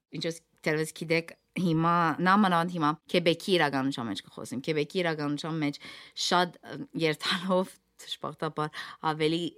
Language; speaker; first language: Armenian; early bilingual, heritage; Armenian